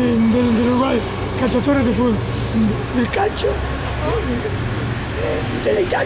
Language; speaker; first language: Italian; non-native, learner; Spanish